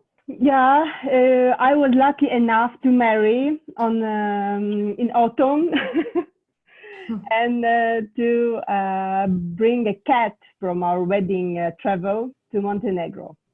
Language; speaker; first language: English; non-native, fluent; Russian